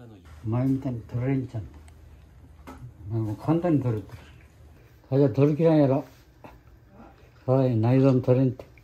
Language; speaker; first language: Japanese; native; Japanese